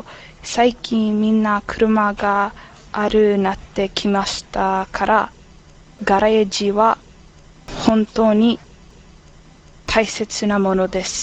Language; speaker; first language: Japanese; non-native, learner; English